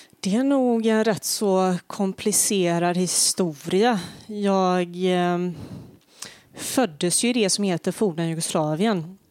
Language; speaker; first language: Swedish; early bilingual, other home language; Bosnian